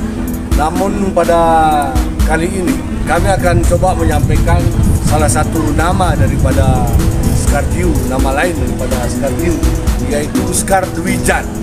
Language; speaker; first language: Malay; non-native, local second language; Sasak